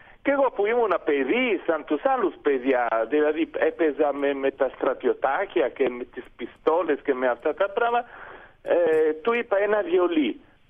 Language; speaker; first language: Greek; non-native, fluent; Italian